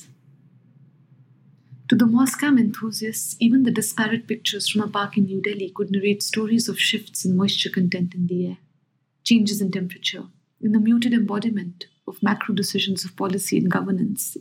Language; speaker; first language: English; non-native, local second language; Hindi